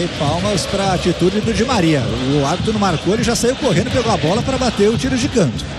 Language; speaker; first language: Portuguese; native; Portuguese